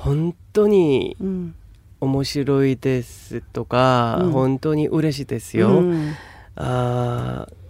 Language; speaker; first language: Japanese; non-native, learner; Korean